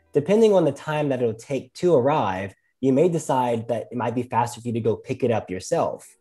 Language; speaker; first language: English; native; English